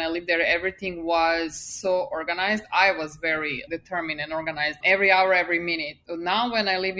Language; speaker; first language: English; non-native, fluent; Serbian